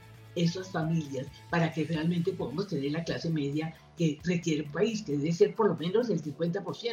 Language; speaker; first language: Spanish; native; Spanish